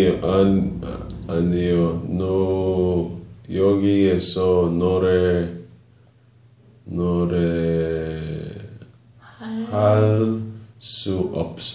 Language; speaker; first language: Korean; non-native, learner; English